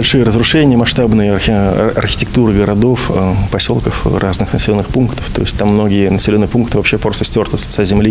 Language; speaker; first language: Russian; native; Russian